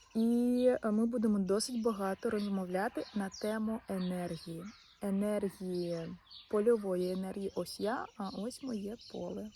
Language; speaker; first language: Ukrainian; non-native, local second language; Russian